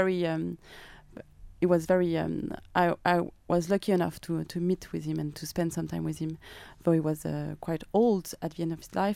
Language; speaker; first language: English; non-native, fluent; French